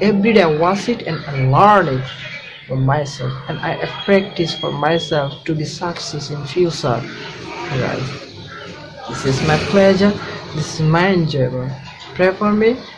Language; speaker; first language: English; non-native, local second language; Bangla